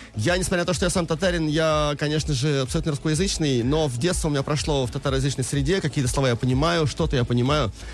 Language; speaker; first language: Russian; native; Russian